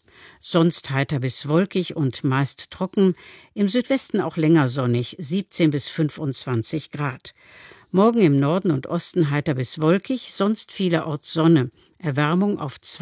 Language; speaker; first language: German; native; German